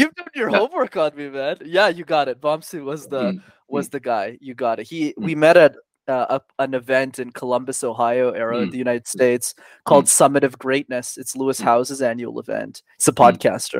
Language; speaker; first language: English; native; English